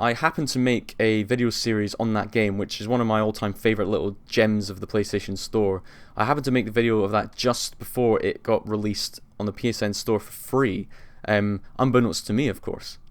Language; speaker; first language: English; native; English